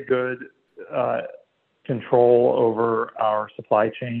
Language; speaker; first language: English; native; English